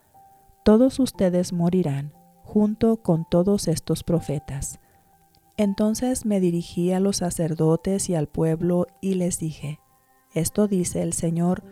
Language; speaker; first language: Spanish; native; Spanish